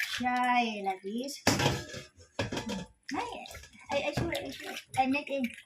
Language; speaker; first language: English; non-native, learner; Thai